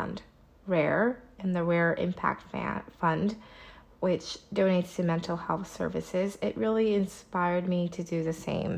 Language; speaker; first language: English; native; English